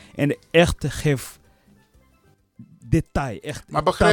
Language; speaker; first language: Dutch; non-native, learner; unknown